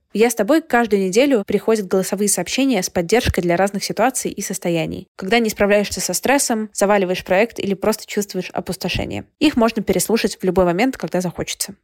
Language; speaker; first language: Russian; native; Russian